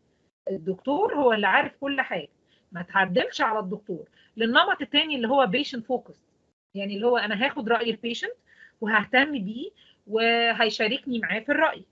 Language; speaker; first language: Arabic; native; Arabic